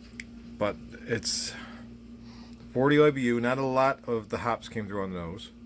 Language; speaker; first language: English; native; English